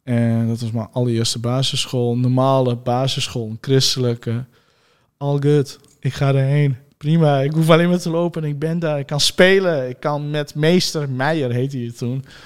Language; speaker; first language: Dutch; early bilingual, other home language; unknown